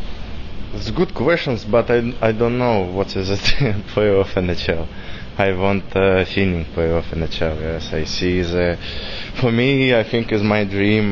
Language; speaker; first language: English; non-native, learner; Russian